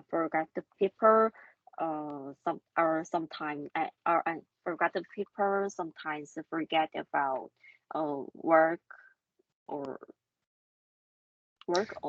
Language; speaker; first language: English; non-native, learner; Korean